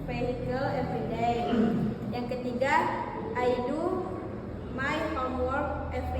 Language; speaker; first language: English; non-native, learner; Indonesian